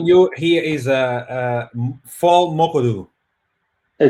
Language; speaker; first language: English; non-native, fluent; Portuguese